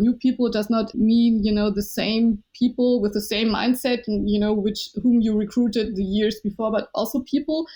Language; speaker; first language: English; non-native, fluent; Chinese